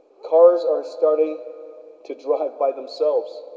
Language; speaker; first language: English; early bilingual, other home language; Min Nan Chinese